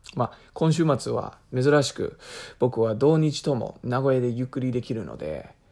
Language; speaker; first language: Japanese; non-native, fluent; English